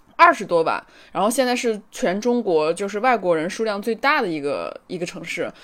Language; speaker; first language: Chinese; native; Chinese